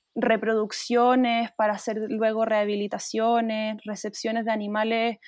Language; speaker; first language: Spanish; native; Spanish